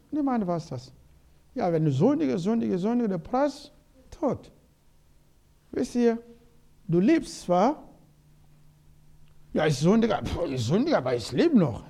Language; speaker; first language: German; non-native, learner; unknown